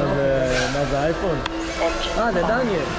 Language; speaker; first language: Hebrew; native; Hebrew